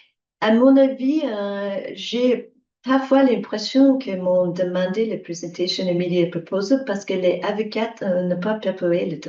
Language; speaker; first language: French; non-native, learner; English